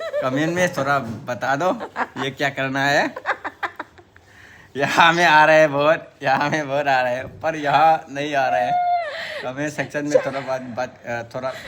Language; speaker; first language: Hindi; non-native, local second language; Manipuri